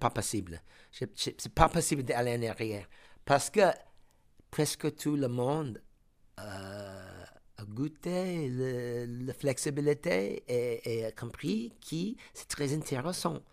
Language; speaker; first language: French; non-native, fluent; English